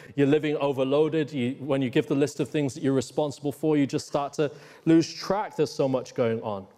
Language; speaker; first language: English; native; English